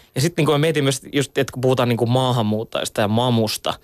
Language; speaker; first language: Finnish; native; Finnish